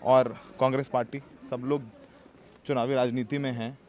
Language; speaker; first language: Hindi; native; Hindi